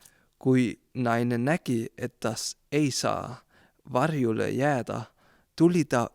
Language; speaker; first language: Estonian; non-native, fluent; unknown